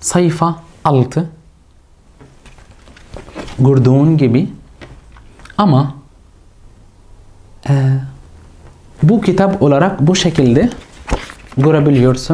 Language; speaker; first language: Turkish; non-native, fluent; Arabic